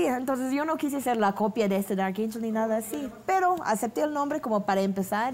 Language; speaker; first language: Spanish; non-native, fluent; English